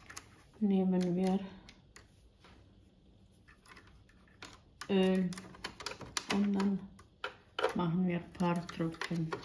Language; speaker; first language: German; non-native, fluent; Croatian